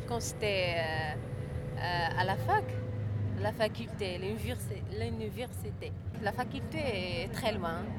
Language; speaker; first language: French; non-native, learner; Arabic